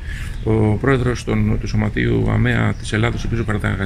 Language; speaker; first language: Greek; native; Greek